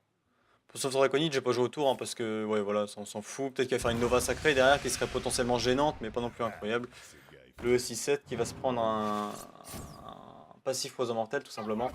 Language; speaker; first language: French; native; French